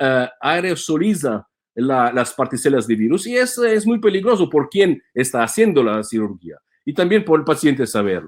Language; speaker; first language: Spanish; non-native, fluent; Italian